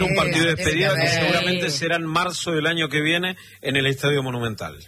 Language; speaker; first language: Spanish; native; Spanish